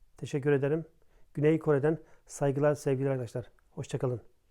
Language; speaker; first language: Turkish; native; Turkish